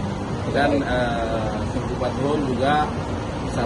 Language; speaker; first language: Indonesian; non-native, local second language; Achinese